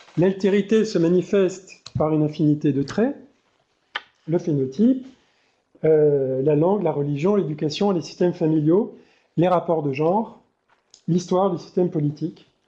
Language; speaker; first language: French; native; French